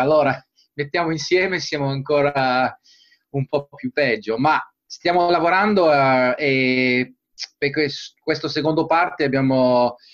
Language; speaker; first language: Italian; non-native, fluent; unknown